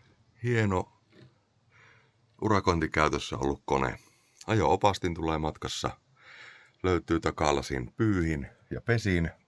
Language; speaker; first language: Finnish; native; Finnish